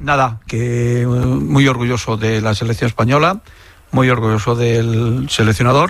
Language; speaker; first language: Spanish; native; Spanish